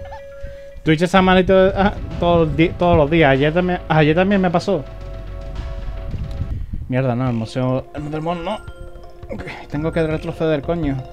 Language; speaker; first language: Spanish; native; Spanish